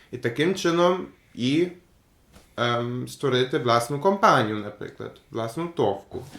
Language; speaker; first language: Ukrainian; non-native, fluent; German